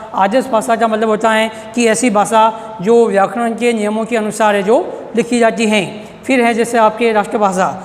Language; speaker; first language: Hindi; native; Hindi